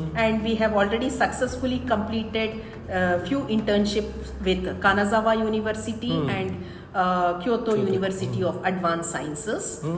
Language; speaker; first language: English; non-native, local second language; Kannada